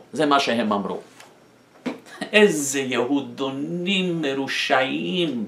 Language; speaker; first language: Hebrew; non-native, fluent; English